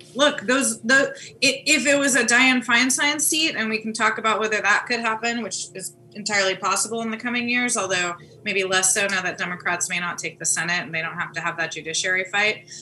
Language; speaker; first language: English; native; English